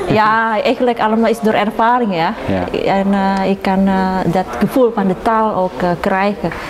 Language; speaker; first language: Dutch; non-native, learner; Indonesian